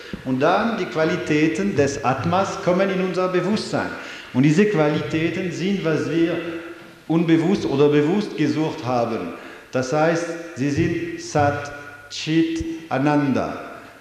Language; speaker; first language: German; non-native, fluent; French